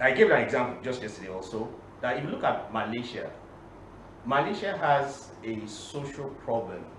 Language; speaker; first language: English; non-native, local second language; Yoruba